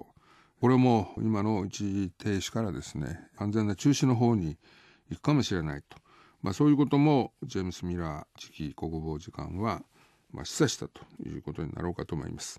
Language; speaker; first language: Japanese; native; Japanese